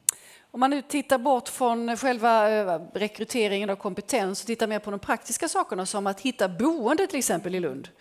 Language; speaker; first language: Swedish; native; Swedish